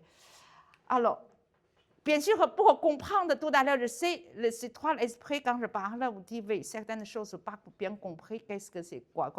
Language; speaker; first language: French; non-native, learner; Chinese